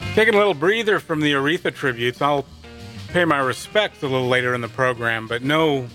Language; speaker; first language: English; native; English